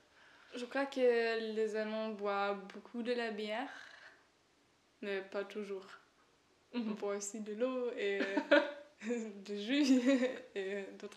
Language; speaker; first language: French; non-native, learner; German